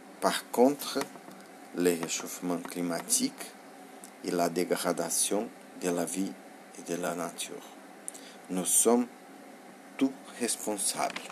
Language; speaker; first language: French; non-native, learner; Portuguese